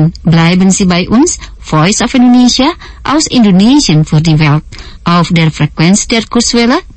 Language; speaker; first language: German; non-native, fluent; Indonesian